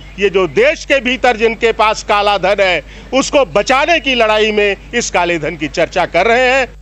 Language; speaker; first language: Hindi; native; Hindi